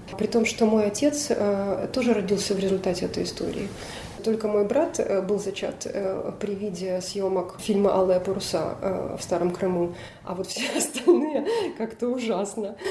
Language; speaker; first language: Russian; native; Russian